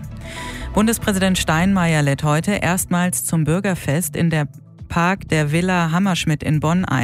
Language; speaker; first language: German; native; German